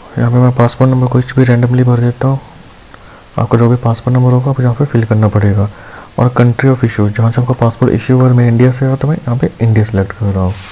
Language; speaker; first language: Hindi; non-native, local second language; Punjabi